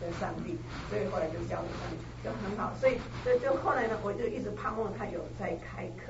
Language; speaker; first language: Chinese; native; Chinese